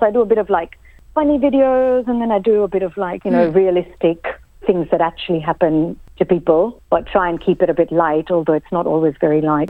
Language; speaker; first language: English; non-native, local second language; Gujarati